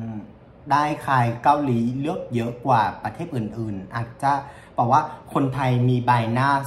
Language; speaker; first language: Thai; non-native, fluent; Vietnamese